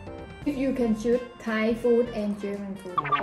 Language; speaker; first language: English; non-native, learner; Thai